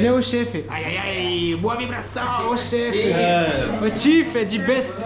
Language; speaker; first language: Portuguese; non-native, learner; French